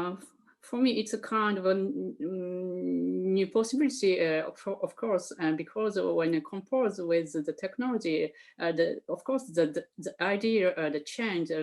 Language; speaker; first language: English; non-native, fluent; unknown